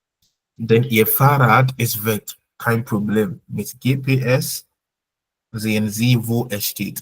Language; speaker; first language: German; non-native, fluent; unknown